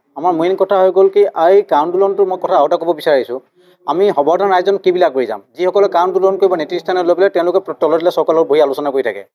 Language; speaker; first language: Assamese; native; Assamese